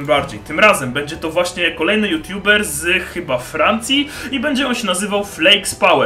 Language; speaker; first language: Polish; native; Polish